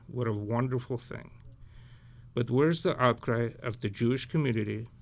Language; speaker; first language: English; early bilingual, other home language; Ukrainian